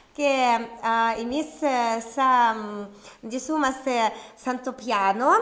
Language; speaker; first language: Greek; non-native, learner; Russian